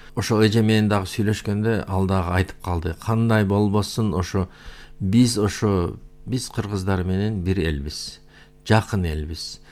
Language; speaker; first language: Kyrgyz; non-native, local second language; Uyghur